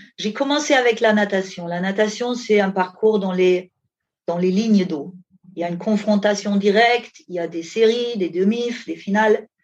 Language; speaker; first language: French; non-native, fluent; German